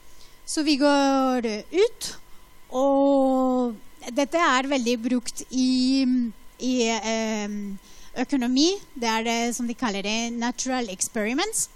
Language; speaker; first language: Norwegian; non-native, fluent; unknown